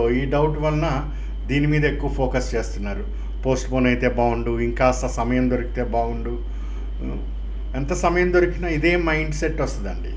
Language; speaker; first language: Telugu; native; Telugu